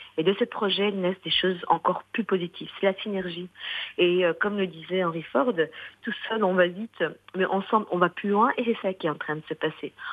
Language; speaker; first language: French; early bilingual, other home language; Arabic